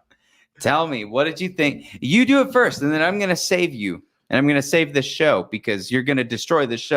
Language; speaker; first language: English; native; English